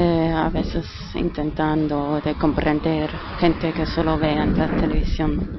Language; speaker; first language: Spanish; non-native, fluent; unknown